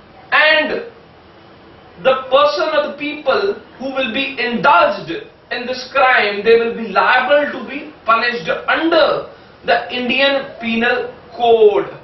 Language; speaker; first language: English; non-native, local second language; Hindi